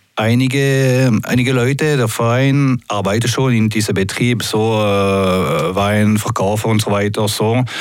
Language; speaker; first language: German; non-native, local second language; French